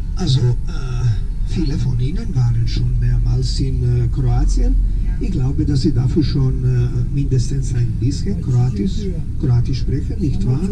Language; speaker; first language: German; non-native, fluent; Croatian